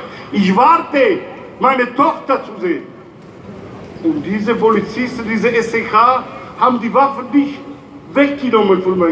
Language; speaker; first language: German; non-native, fluent; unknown